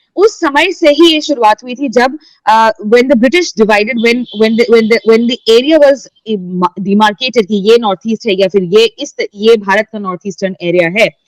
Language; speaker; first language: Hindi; non-native, local second language; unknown